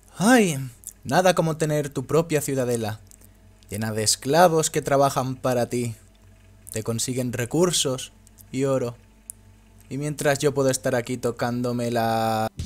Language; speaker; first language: Spanish; native; Spanish